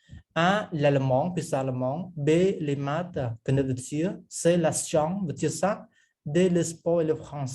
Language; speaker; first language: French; non-native, fluent; Khmer